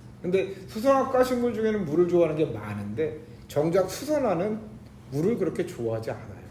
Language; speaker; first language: Korean; native; Korean